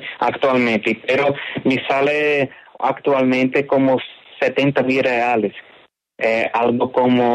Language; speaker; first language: Spanish; non-native, learner; Portuguese